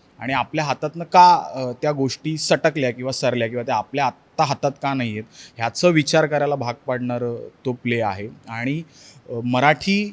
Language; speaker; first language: Marathi; native; Marathi